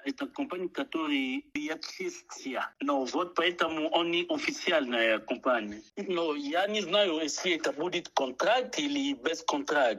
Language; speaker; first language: Russian; non-native, learner; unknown